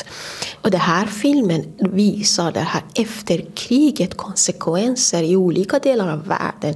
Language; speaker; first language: Swedish; non-native, fluent; Persian